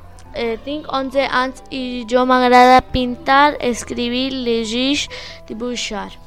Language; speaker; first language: Catalan; non-native, learner; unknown